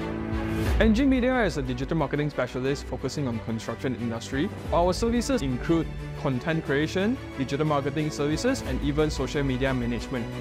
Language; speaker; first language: English; non-native, local second language; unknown